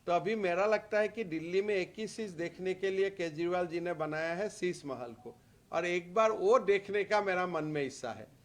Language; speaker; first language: Hindi; non-native, local second language; Assamese